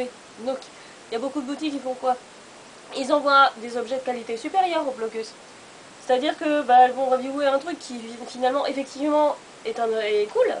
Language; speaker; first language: French; native; French